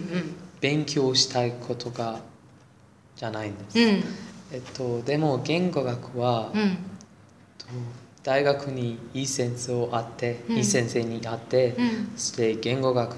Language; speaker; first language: Japanese; non-native, learner; Persian